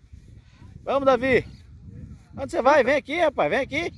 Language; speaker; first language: Portuguese; native; Portuguese